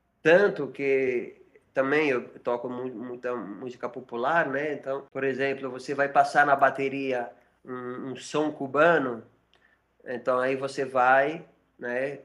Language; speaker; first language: Portuguese; non-native, fluent; Spanish